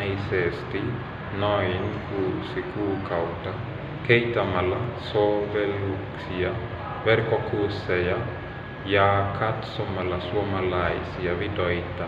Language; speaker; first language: Finnish; non-native, learner; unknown